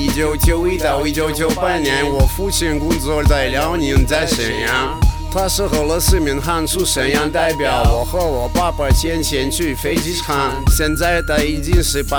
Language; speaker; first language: Chinese; non-native, learner; Russian